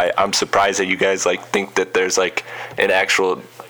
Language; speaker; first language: English; native; English